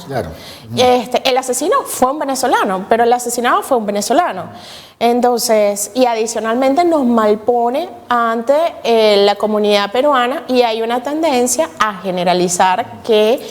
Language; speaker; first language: Spanish; native; Spanish